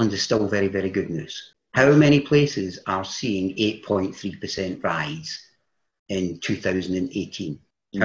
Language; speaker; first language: English; native; English